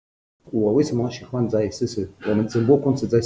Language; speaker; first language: Chinese; non-native, learner; Arabic